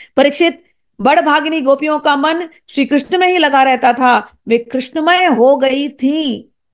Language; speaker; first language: Hindi; native; Hindi